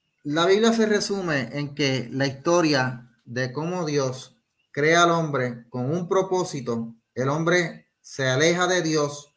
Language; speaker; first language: Spanish; native; Spanish